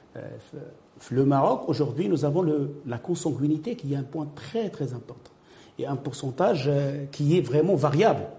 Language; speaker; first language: French; non-native, local second language; Arabic